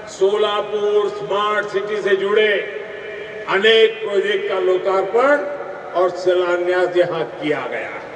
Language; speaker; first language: Hindi; non-native, local second language; Gujarati